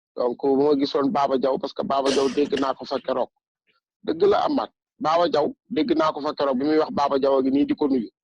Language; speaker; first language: Wolof; non-native, local second language; Bambara